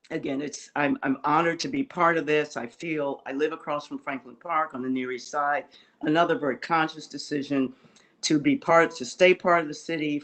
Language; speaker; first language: English; native; English